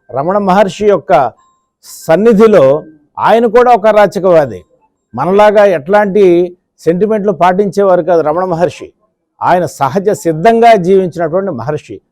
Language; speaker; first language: Telugu; native; Telugu